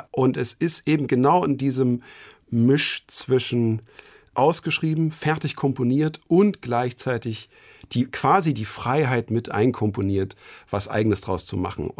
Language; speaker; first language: German; native; German